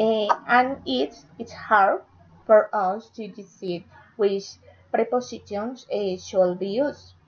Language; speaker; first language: English; non-native, learner; Spanish